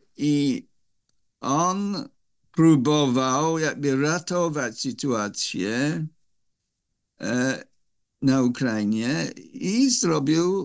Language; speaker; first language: Polish; non-native, fluent; English